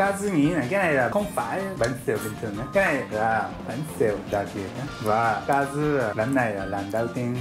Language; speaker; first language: Vietnamese; non-native, learner; Japanese